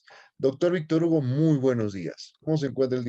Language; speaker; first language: Spanish; native; Spanish